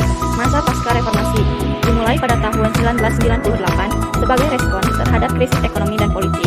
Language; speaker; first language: Indonesian; native; Indonesian